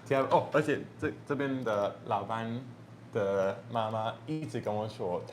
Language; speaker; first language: Chinese; non-native, fluent; English